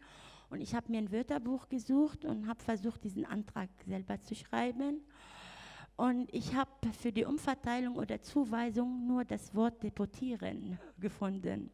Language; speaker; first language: German; non-native, fluent; Arabic